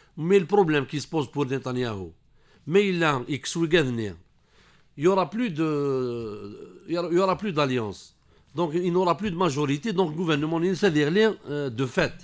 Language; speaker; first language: French; non-native, local second language; Kabyle